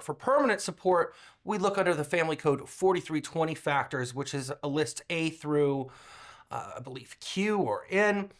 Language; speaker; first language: English; native; English